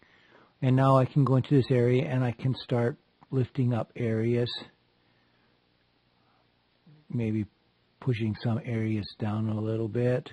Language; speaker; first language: English; native; English